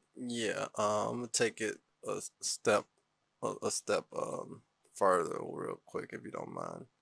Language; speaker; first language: English; native; English